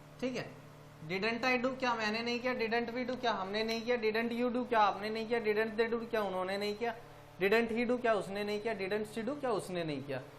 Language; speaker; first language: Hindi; native; Hindi